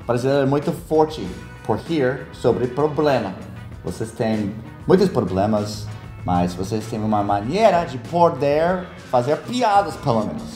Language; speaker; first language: Portuguese; non-native, fluent; English